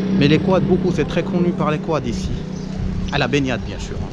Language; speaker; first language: French; native; French